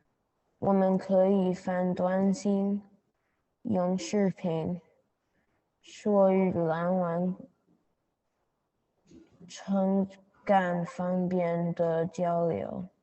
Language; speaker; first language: Chinese; non-native, learner; English